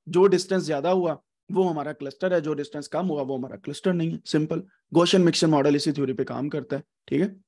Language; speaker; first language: Urdu; non-native, local second language; Punjabi